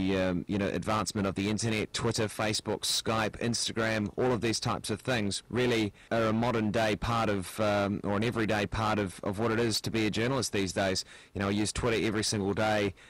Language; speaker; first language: English; native; English